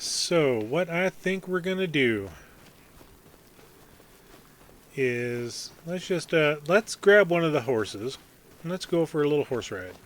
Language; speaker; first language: English; native; English